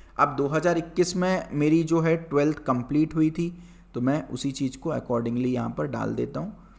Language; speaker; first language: Hindi; native; Hindi